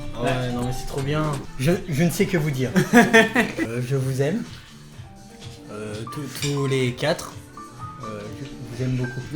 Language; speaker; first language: French; native; French